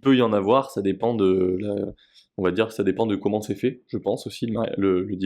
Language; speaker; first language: French; native; French